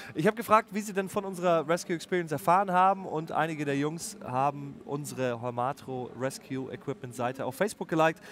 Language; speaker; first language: German; native; German